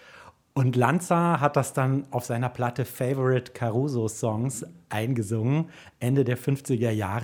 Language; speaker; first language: German; native; German